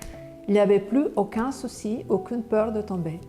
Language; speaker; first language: French; non-native, fluent; Italian